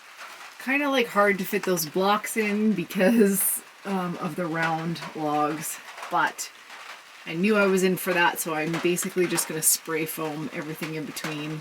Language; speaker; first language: English; native; English